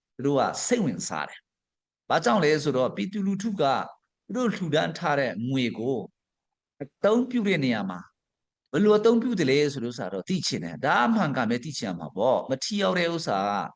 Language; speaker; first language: Burmese; non-native, local second language; Hakha Chin